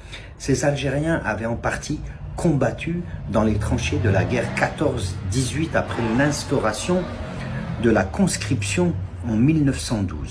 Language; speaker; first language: French; non-native, local second language; Kabyle